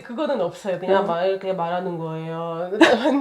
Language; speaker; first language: Korean; non-native, fluent; Italian